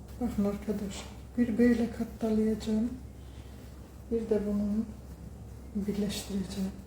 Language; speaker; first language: Turkish; early bilingual, heritage; Turkish